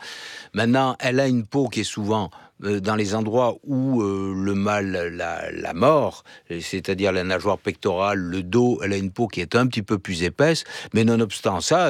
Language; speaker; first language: French; native; French